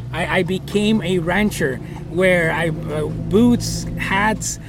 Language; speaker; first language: English; early bilingual, other home language; Spanish